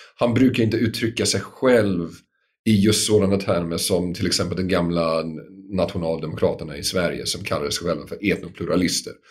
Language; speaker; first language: Swedish; non-native, fluent; English